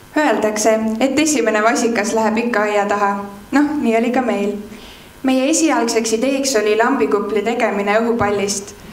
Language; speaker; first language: Estonian; native; Estonian